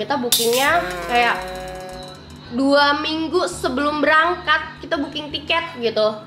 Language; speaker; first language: Indonesian; native; Indonesian